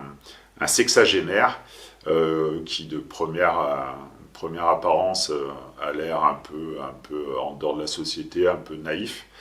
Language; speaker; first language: French; native; French